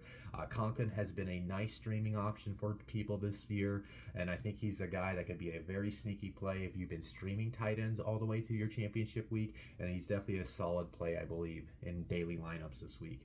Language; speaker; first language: English; native; English